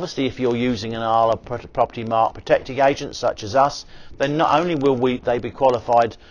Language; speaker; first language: English; native; English